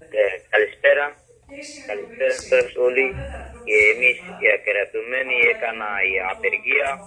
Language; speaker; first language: Greek; non-native, learner; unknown